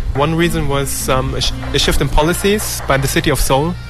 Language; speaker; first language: English; non-native, fluent; German